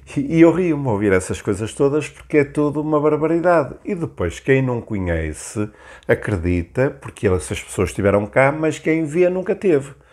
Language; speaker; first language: Portuguese; native; Portuguese